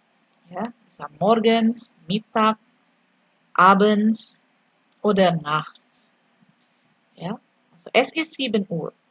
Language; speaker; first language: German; non-native, fluent; Indonesian